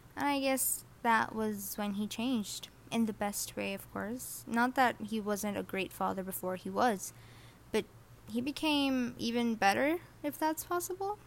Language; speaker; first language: English; non-native, fluent; Arabic